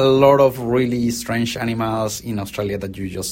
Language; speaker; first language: English; non-native, fluent; Spanish